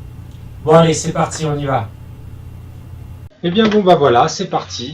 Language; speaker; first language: French; native; French